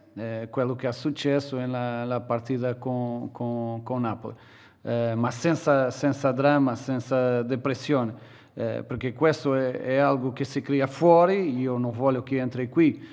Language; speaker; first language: Italian; non-native, learner; Portuguese